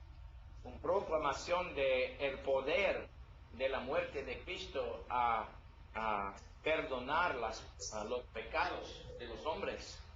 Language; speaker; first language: Spanish; non-native, learner; English